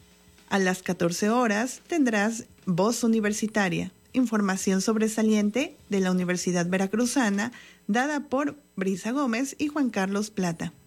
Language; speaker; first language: Spanish; native; Spanish